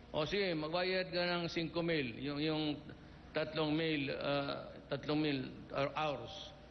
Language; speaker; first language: Filipino; non-native, local second language; Cebuano